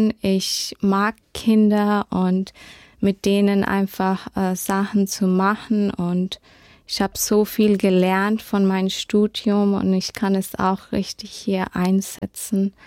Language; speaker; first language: German; early bilingual, heritage; German